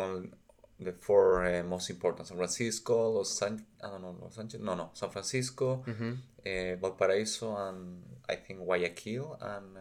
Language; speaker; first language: English; non-native, learner; Spanish